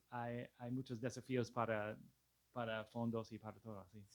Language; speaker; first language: Spanish; non-native, fluent; English